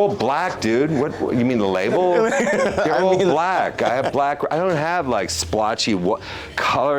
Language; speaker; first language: English; native; English